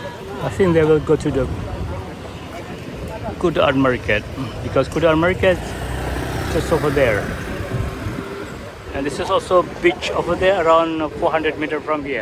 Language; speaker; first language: English; non-native, learner; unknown